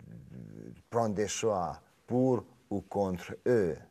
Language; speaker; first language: French; non-native, fluent; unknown